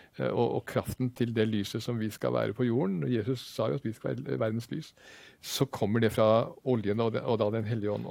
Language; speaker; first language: Norwegian; native; Norwegian